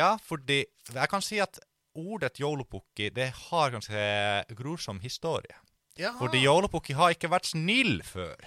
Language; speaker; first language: Norwegian; non-native, fluent; Finnish